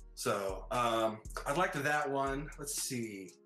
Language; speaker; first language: English; native; English